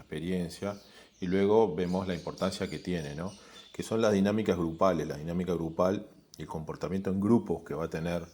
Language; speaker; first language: Spanish; native; Spanish